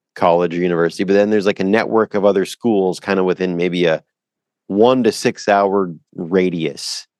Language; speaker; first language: English; native; English